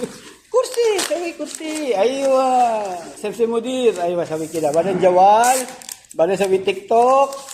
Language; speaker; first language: Arabic; non-native, learner; Filipino